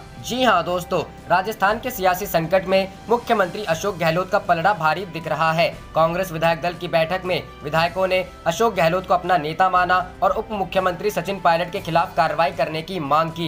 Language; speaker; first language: Hindi; native; Hindi